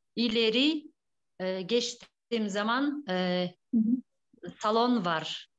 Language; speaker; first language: Turkish; non-native, learner; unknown